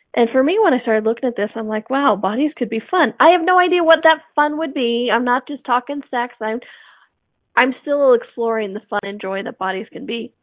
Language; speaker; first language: English; native; English